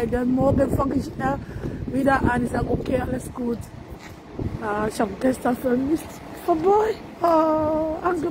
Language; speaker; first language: German; non-native, learner; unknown